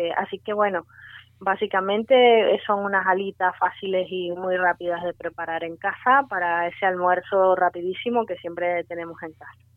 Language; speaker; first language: Spanish; native; Spanish